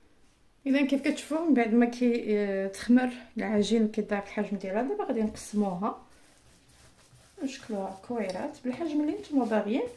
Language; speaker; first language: Arabic; native; Arabic